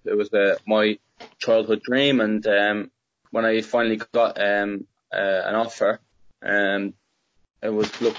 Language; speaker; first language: English; native; English